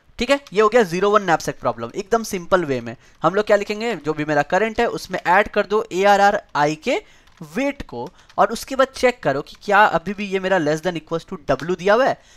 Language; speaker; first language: Hindi; native; Hindi